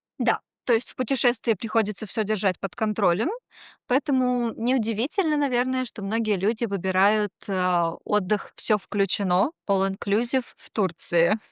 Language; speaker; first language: Russian; native; Russian